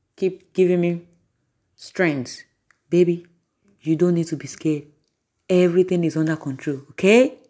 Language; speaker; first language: English; non-native, local second language; Yoruba